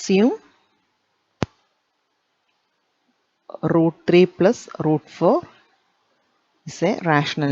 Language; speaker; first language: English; non-native, local second language; Malayalam